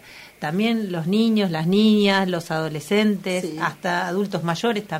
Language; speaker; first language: Spanish; native; Spanish